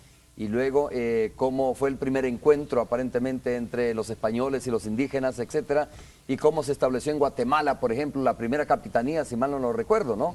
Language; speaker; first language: Spanish; native; Spanish